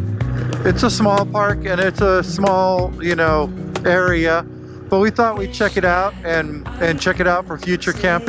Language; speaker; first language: English; native; English